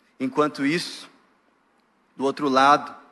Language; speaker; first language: Portuguese; native; Portuguese